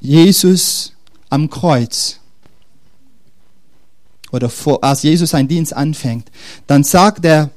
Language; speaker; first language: German; non-native, fluent; Dutch